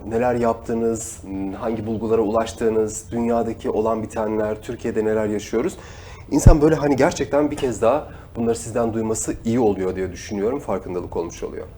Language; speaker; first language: Turkish; native; Turkish